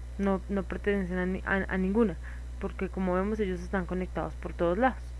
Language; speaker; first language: Spanish; native; Spanish